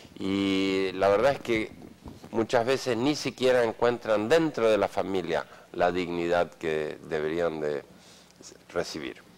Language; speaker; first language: Spanish; non-native, fluent; Swedish